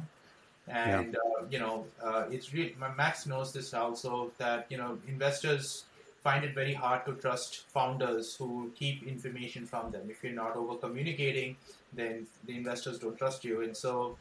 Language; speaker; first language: English; non-native, local second language; Hindi